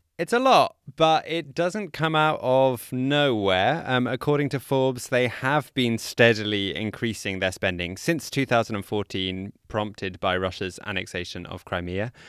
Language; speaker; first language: English; native; English